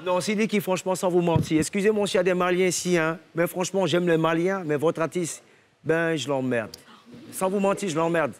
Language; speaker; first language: French; non-native, local second language; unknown